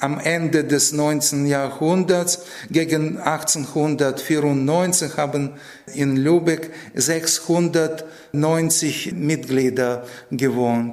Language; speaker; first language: German; non-native, fluent; Russian